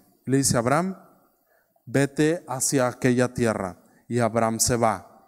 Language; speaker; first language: Spanish; native; Spanish